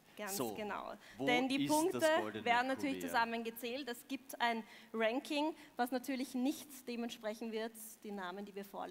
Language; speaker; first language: German; native; German